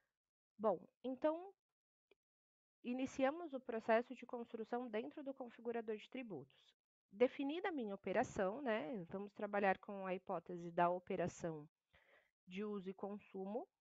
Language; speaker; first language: Portuguese; native; Portuguese